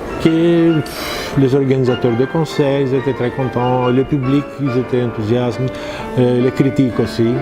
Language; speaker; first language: French; non-native, fluent; Greek